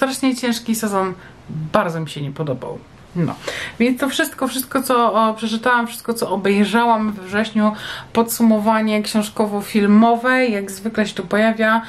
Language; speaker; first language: Polish; native; Polish